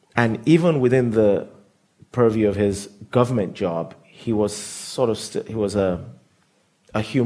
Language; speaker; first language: English; non-native, local second language; Yoruba